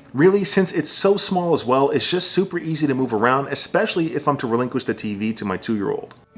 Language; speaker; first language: English; native; English